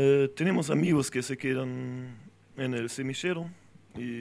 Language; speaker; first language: Spanish; non-native, fluent; French